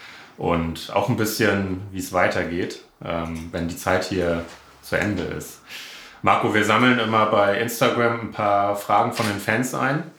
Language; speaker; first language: German; native; German